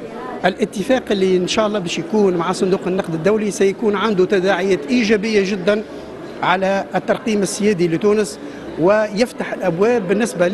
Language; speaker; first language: Arabic; native; Arabic